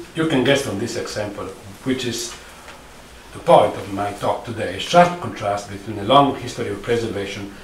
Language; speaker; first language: English; non-native, fluent; Italian